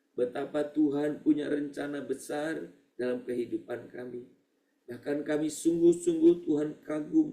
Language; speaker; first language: Indonesian; native; Indonesian